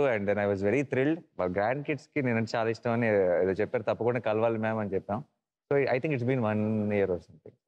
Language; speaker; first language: Telugu; native; Telugu